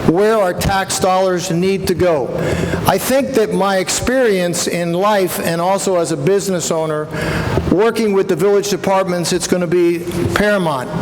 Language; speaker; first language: English; non-native, fluent; Spanish